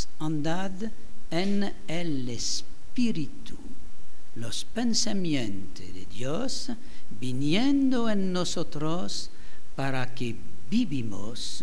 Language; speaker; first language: Spanish; non-native, fluent; French